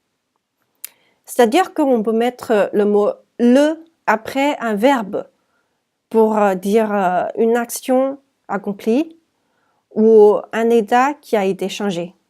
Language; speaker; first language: French; non-native, fluent; Chinese